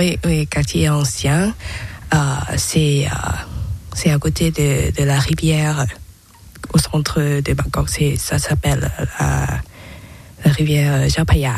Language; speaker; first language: French; non-native, learner; Thai